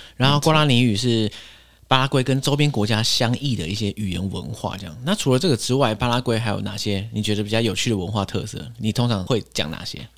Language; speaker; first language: Chinese; native; Chinese